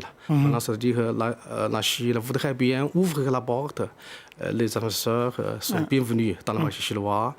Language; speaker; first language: French; non-native, fluent; Chinese